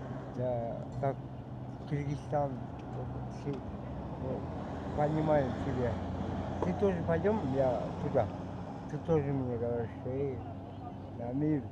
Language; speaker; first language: Russian; non-native, local second language; Kyrgyz